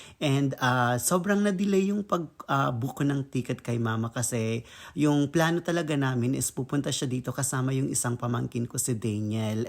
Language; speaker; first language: Filipino; non-native, local second language; Kinaray-a